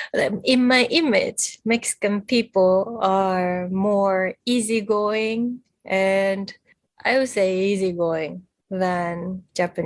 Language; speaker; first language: English; non-native, fluent; Japanese